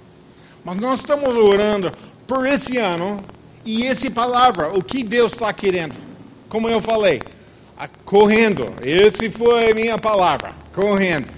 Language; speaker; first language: Portuguese; non-native, fluent; English